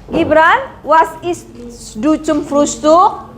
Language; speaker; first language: German; non-native, learner; Indonesian